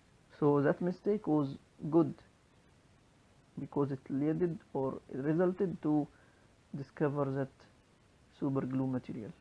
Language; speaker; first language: English; non-native, local second language; Arabic